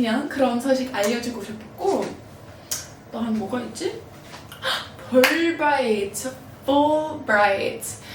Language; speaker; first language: Korean; non-native, fluent; English